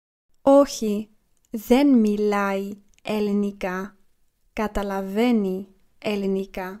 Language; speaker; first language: Greek; non-native, learner; English